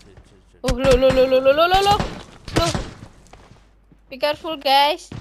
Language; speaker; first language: English; non-native, learner; Javanese